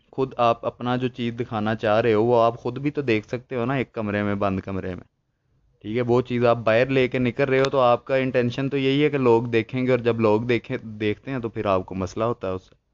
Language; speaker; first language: Urdu; native; Urdu